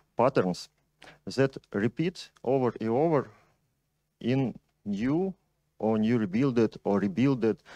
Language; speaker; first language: English; non-native, fluent; Ukrainian